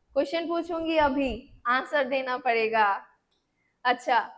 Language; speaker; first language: Hindi; non-native, local second language; Bangla